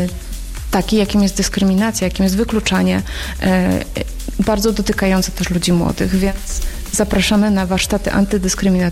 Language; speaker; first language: Polish; native; Polish